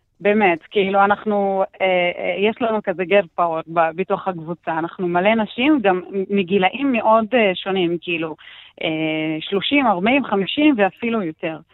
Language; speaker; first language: Hebrew; non-native, local second language; Arabic